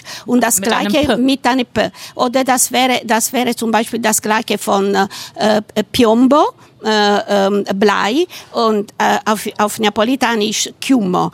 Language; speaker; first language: German; non-native, fluent; Italian